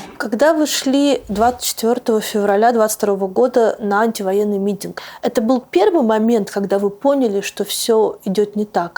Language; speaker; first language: Russian; native; Russian